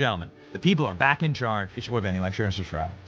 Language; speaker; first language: English; native; English